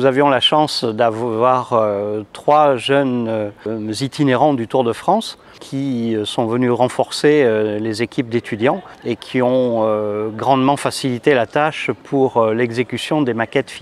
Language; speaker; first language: French; native; French